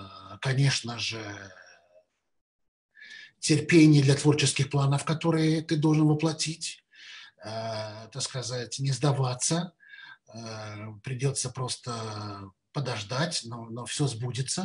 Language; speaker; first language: Russian; native; Russian